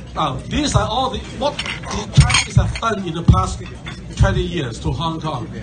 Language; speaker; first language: English; non-native, local second language; Cantonese